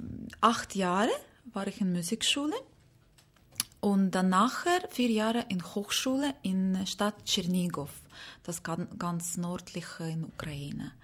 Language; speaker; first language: German; non-native, learner; Ukrainian